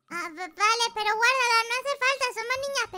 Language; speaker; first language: Spanish; native; Spanish